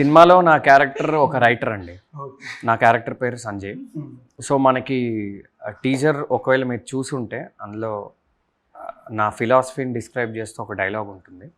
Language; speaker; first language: Telugu; native; Telugu